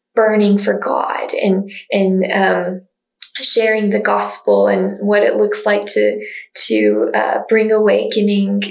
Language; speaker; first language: English; native; English